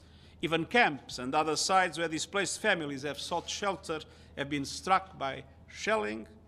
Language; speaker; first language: English; non-native, fluent; Portuguese